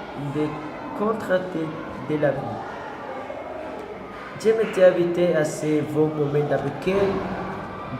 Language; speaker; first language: French; non-native, learner; Spanish